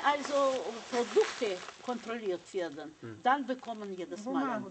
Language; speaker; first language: German; non-native, fluent; Russian